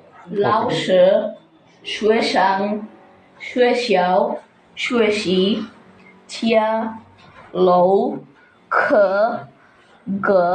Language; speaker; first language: Chinese; non-native, learner; Bangla